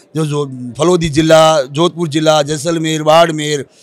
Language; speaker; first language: Hindi; native; Hindi